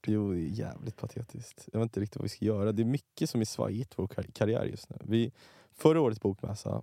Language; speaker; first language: Swedish; native; Swedish